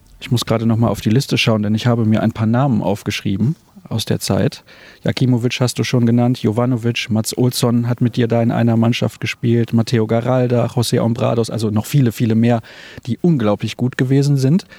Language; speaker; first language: German; native; German